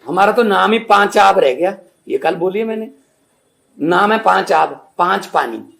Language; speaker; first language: Hindi; non-native, local second language; Punjabi